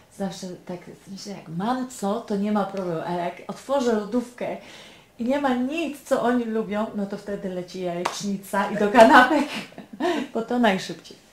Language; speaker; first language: Polish; native; Polish